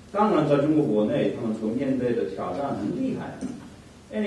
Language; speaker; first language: Chinese; non-native, fluent; English